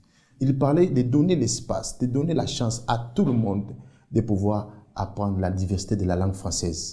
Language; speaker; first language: French; non-native, fluent; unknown